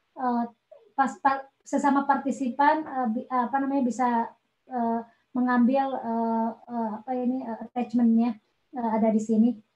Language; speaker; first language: Indonesian; non-native, local second language; Sundanese